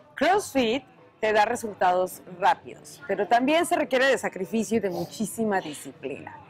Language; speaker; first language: Spanish; native; Spanish